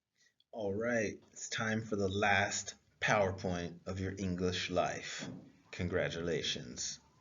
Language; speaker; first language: English; native; English